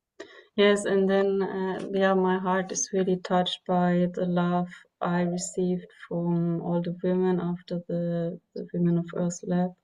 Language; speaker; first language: English; non-native, fluent; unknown